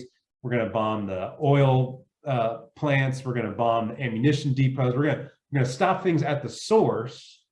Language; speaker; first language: English; native; English